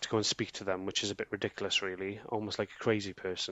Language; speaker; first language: English; native; English